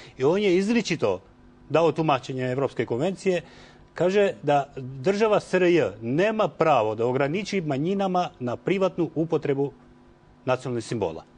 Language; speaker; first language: Bosnian; non-native, local second language; Albanian